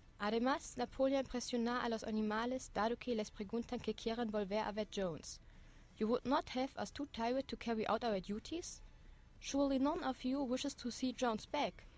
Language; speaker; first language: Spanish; non-native, fluent; German